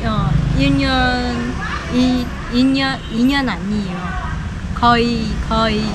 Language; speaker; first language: Korean; non-native, learner; Vietnamese